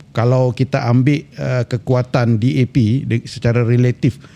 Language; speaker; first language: Malay; native; Malay